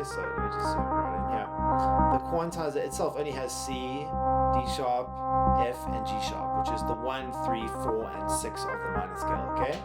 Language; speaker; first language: English; native; English